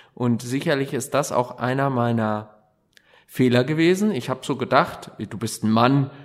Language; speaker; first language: German; native; German